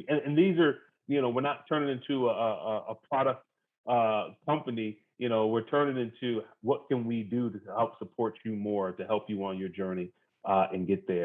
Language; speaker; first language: English; native; English